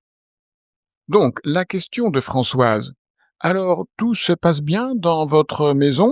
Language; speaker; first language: French; native; French